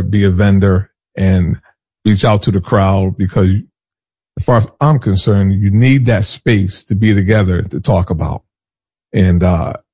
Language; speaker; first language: English; native; English